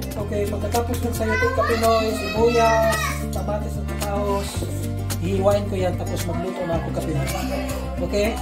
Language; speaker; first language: Filipino; non-native, local second language; Cebuano